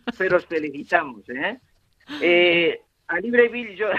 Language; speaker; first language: Spanish; native; Spanish